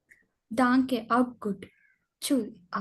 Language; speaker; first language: German; non-native, learner; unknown